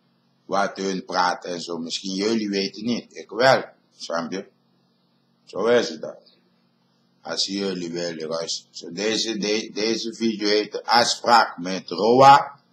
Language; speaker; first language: Dutch; non-native, local second language; Papiamento